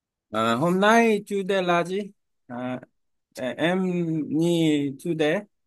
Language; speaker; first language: Vietnamese; non-native, learner; Korean